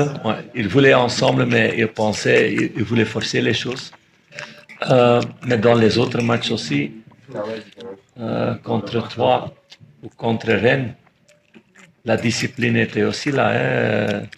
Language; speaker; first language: French; non-native, fluent; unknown